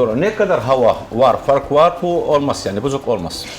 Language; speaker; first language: Turkish; non-native, learner; Arabic